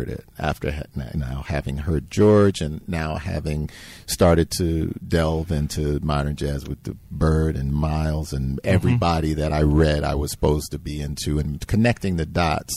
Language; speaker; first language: English; native; English